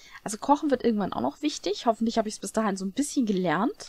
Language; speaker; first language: German; native; German